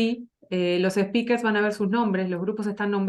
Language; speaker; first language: Spanish; native; Spanish